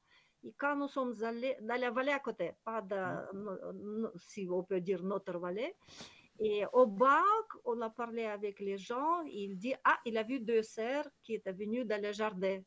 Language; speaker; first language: French; non-native, learner; Kyrgyz